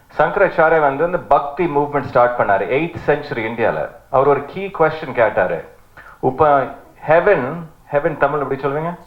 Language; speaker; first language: Tamil; early bilingual, heritage; Tamil